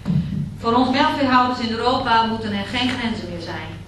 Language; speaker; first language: German; non-native, learner; Dutch